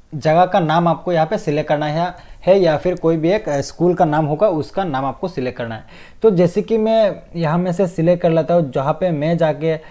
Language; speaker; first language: Hindi; non-native, fluent; Bangla